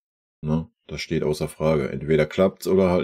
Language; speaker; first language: German; native; German